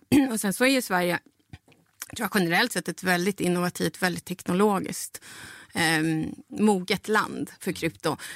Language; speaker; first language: Swedish; non-native, fluent; Spanish